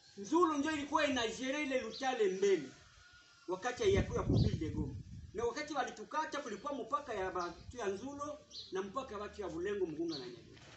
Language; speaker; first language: Swahili; non-native, local second language; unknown